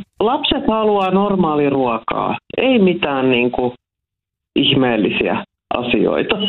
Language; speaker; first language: Finnish; non-native, local second language; Swedish